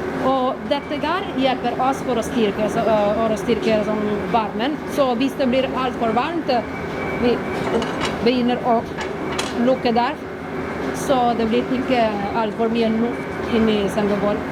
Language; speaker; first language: Norwegian; non-native, fluent; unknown